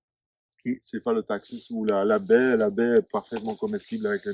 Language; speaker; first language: French; native; French